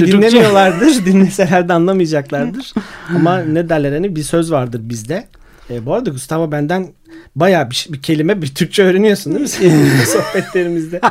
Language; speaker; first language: Turkish; native; Turkish